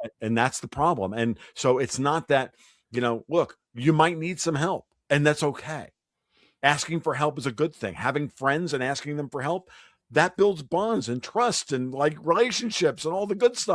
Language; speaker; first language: English; native; English